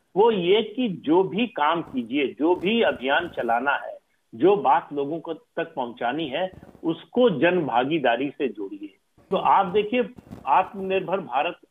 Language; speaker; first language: Hindi; native; Hindi